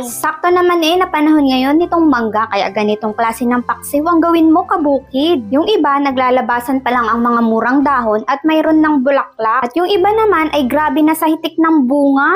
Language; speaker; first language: Filipino; non-native, local second language; Iloko